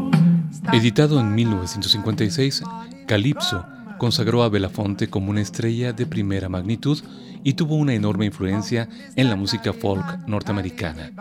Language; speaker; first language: Spanish; native; Spanish